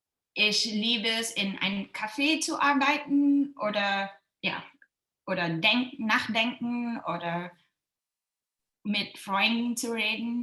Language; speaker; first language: German; non-native, learner; Filipino